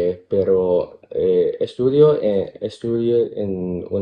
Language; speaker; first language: Spanish; non-native, learner; Cantonese